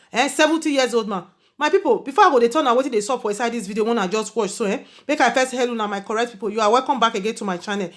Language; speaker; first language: Nigerian Pidgin; native; Nigerian Pidgin